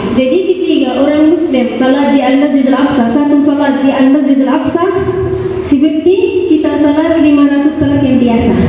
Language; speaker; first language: Indonesian; non-native, learner; Arabic